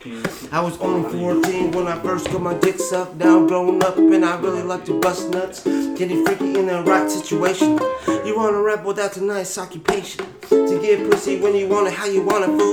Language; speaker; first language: English; native; English